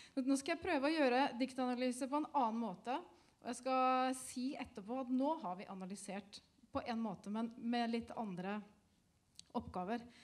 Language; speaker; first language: Norwegian; native; Norwegian